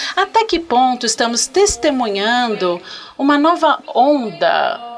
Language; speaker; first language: Portuguese; non-native, fluent; French